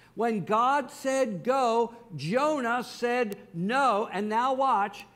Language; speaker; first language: English; native; English